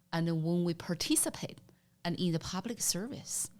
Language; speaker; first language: English; non-native, learner; Chinese